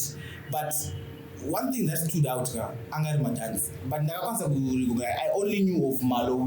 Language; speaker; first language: English; non-native, local second language; Shona